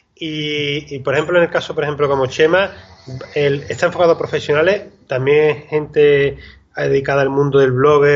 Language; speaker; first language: Spanish; native; Spanish